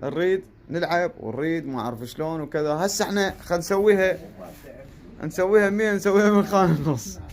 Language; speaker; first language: Arabic; native; Arabic